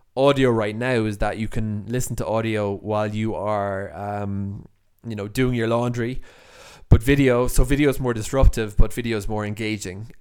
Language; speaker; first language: English; native; English